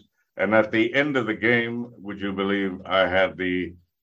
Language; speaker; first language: English; non-native, local second language; Tamil